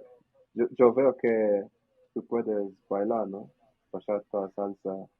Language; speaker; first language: Spanish; non-native, learner; English